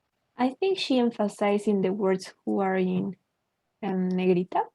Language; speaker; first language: English; non-native, learner; Spanish